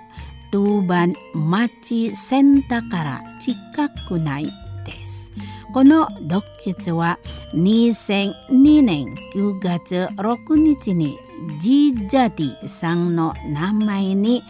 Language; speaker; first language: Japanese; non-native, learner; Indonesian